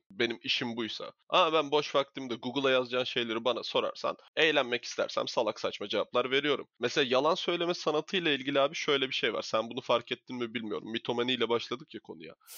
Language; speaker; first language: Turkish; native; Turkish